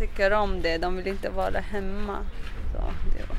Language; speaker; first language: Swedish; non-native, learner; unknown